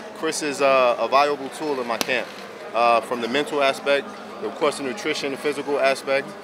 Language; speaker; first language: English; native; English